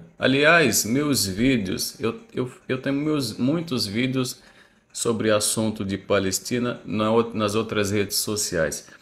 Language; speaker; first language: Portuguese; non-native, fluent; Arabic